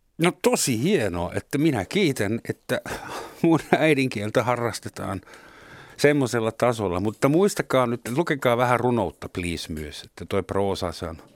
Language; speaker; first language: Finnish; non-native, fluent; German